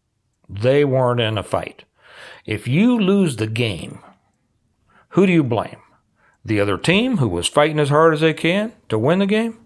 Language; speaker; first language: English; native; English